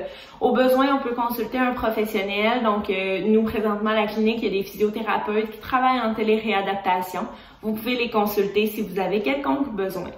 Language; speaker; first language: French; native; French